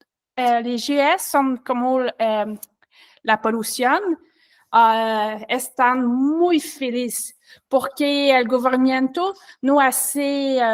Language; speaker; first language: Spanish; non-native, learner; French